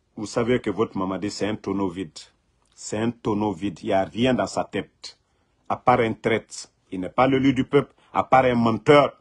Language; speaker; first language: French; non-native, local second language; Mandingo